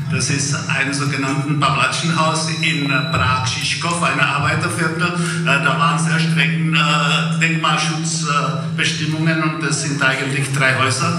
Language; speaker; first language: German; non-native, fluent; Czech